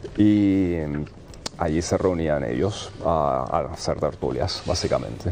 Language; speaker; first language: Spanish; native; Spanish